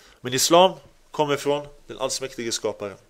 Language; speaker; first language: Swedish; early bilingual, other home language; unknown